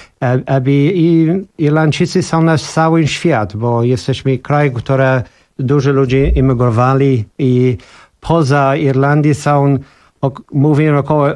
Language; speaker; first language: Polish; non-native, learner; English